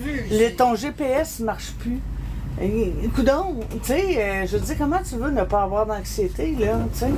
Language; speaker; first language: French; native; French